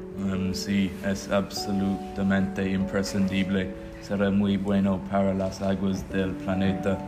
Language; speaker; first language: Spanish; non-native, learner; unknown